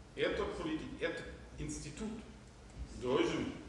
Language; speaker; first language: Russian; non-native, fluent; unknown